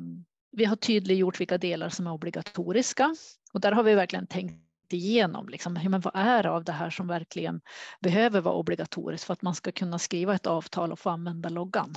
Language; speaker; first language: Swedish; native; Swedish